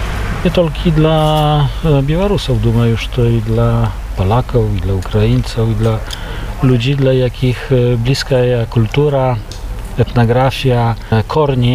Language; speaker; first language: Polish; non-native, local second language; Belarusian